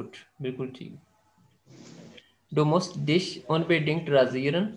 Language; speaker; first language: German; non-native, fluent; Urdu